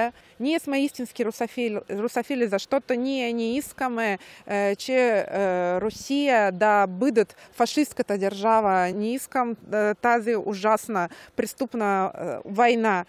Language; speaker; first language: Bulgarian; non-native, learner; Russian